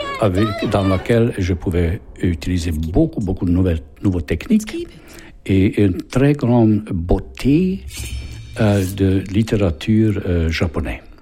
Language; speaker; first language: French; non-native, fluent; Hungarian